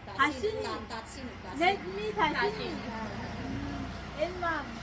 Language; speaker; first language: English; non-native, learner; Korean